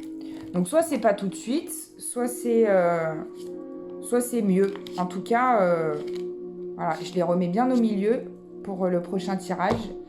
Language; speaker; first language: French; native; French